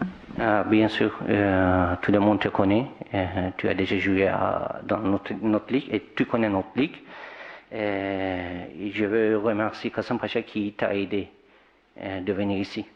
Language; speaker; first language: French; non-native, fluent; Turkish